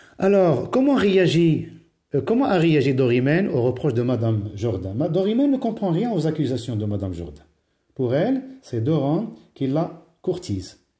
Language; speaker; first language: French; non-native, local second language; Arabic